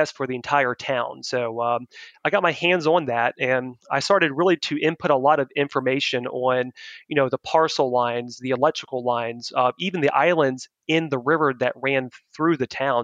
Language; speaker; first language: English; native; English